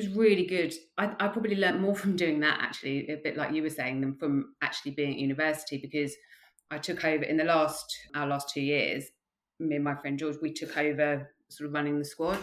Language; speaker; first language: English; native; English